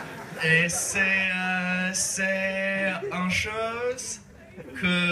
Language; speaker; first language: French; non-native, learner; English